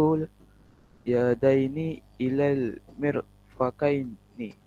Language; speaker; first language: Arabic; non-native, learner; Malay